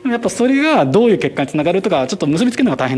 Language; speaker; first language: Japanese; native; Japanese